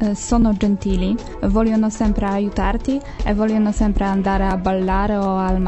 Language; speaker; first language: Italian; non-native, fluent; Polish